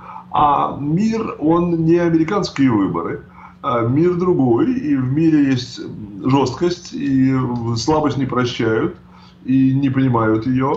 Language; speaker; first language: Russian; native; Russian